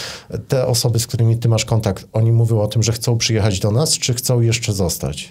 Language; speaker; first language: Polish; native; Polish